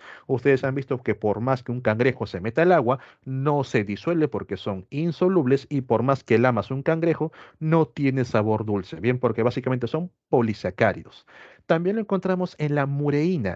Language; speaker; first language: Spanish; native; Spanish